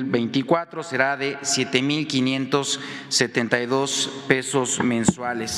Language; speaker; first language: Spanish; native; Spanish